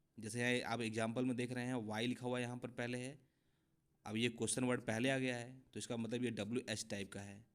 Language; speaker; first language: Hindi; native; Hindi